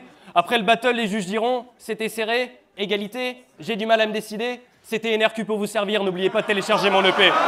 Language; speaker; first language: French; native; French